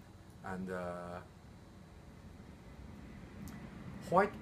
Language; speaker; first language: English; non-native, learner; Japanese